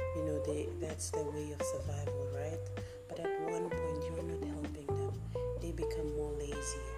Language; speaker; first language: English; non-native, fluent; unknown